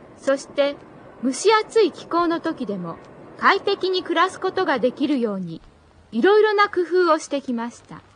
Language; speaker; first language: Japanese; native; Japanese